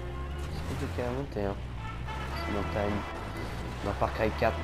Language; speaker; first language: French; native; French